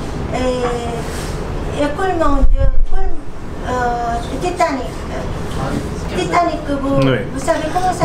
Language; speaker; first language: French; non-native, fluent; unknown